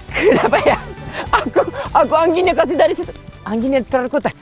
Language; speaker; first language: Indonesian; non-native, fluent; Japanese